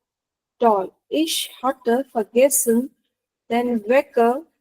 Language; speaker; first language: German; non-native, learner; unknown